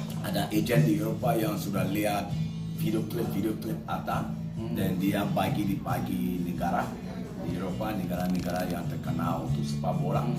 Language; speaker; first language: Indonesian; non-native, fluent; English